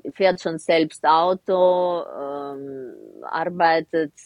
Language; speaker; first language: German; non-native, fluent; Russian